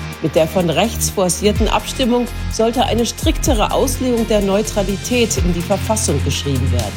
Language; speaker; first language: German; native; German